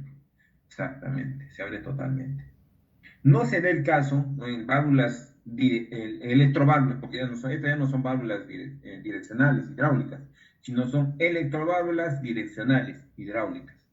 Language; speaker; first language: Spanish; native; Spanish